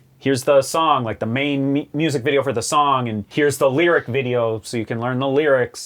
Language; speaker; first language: English; native; English